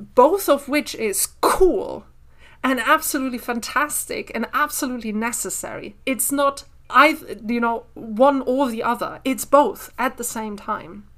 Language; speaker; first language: English; non-native, fluent; German